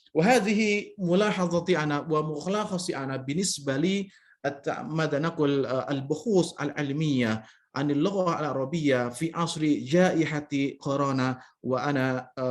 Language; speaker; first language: Arabic; non-native, fluent; Indonesian